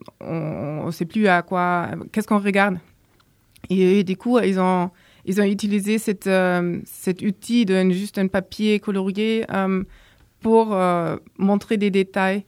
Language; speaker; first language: French; non-native, fluent; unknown